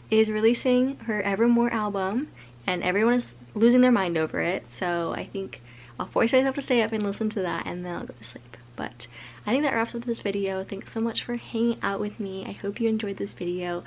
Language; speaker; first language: English; native; English